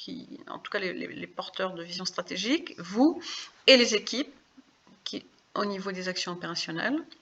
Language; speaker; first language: French; native; French